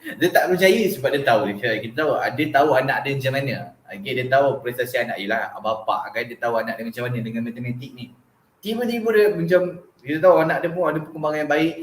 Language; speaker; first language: Malay; native; Malay